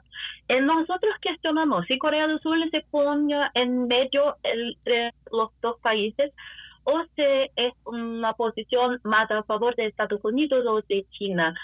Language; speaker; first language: Spanish; non-native, fluent; Portuguese